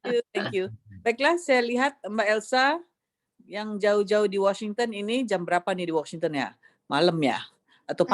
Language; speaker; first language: Indonesian; native; Indonesian